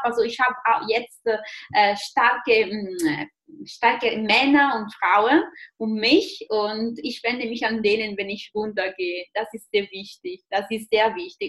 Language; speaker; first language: German; non-native, fluent; Italian